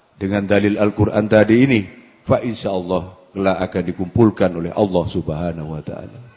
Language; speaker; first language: Indonesian; non-native, local second language; Madurese